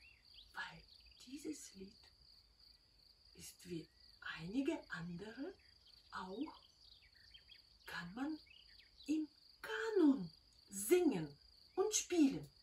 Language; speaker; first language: German; non-native, fluent; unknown